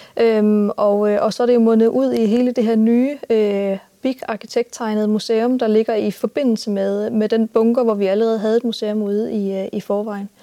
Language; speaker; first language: Danish; native; Danish